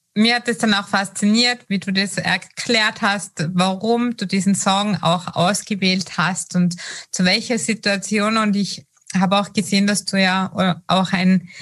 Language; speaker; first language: German; native; German